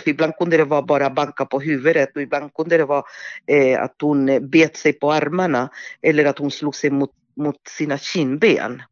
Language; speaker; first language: Swedish; non-native, fluent; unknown